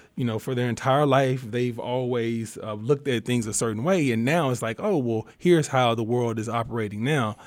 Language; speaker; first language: English; native; English